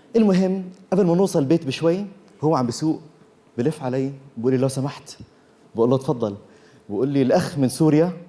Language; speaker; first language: Arabic; early bilingual, other home language; Korean